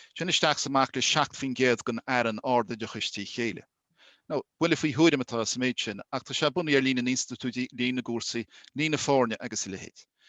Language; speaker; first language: Irish; native; Irish